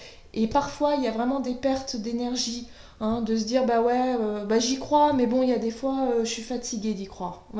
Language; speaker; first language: French; native; French